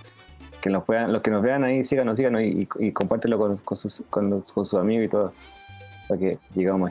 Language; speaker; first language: Spanish; native; Spanish